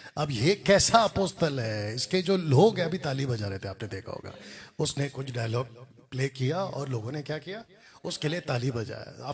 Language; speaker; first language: Hindi; non-native, local second language; Telugu